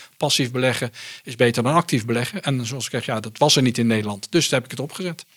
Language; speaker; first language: Dutch; early bilingual, heritage; Dutch